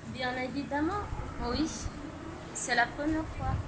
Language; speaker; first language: French; non-native, local second language; Comorian